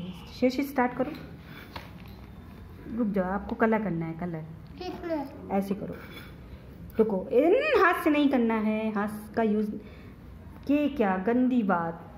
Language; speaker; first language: Hindi; native; Hindi